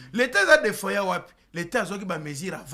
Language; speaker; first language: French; non-native, local second language; Lingala